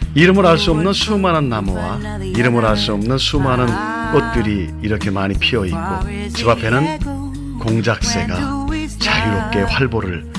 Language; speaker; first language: Korean; native; Korean